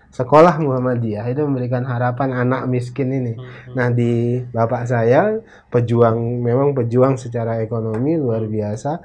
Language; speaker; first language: Indonesian; native; Indonesian